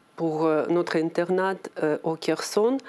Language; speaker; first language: French; non-native, learner; Ukrainian